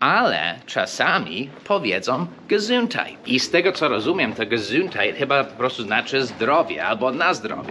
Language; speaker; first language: Polish; early bilingual, heritage; English